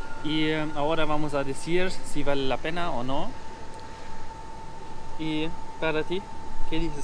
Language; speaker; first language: Spanish; non-native, learner; German